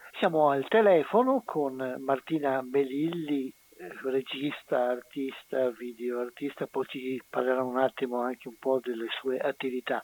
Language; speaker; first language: Italian; native; Italian